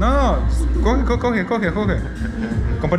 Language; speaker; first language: Spanish; non-native, learner; English